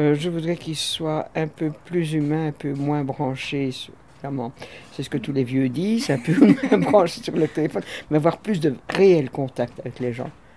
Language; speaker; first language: French; native; French